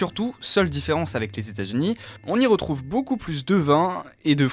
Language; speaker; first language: French; native; French